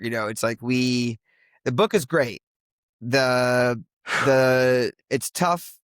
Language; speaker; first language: English; native; English